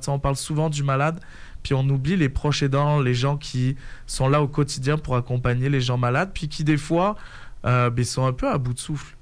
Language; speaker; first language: French; native; French